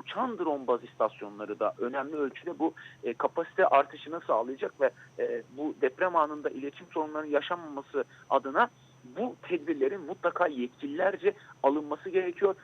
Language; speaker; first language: Turkish; native; Turkish